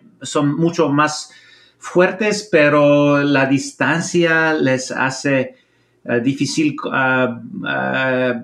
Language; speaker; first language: Spanish; non-native, fluent; English